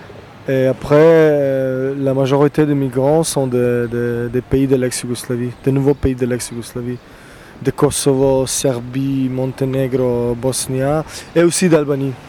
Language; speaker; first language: French; non-native, fluent; Slovenian